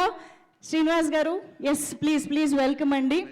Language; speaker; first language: Telugu; native; Telugu